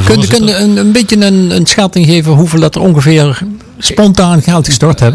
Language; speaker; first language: Dutch; native; Dutch